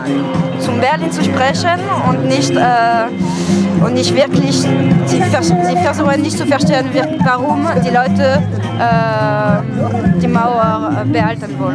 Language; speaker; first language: German; non-native, fluent; French